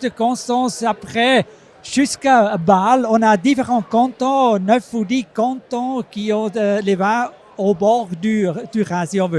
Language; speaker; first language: French; non-native, local second language; German